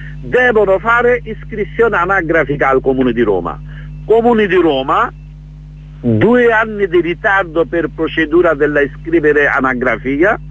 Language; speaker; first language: Italian; non-native, learner; Bangla